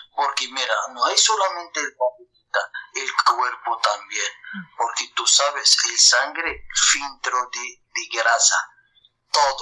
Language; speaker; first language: Spanish; non-native, learner; Arabic